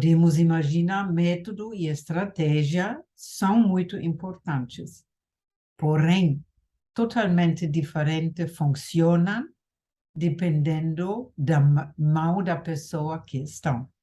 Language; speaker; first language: Portuguese; non-native, fluent; German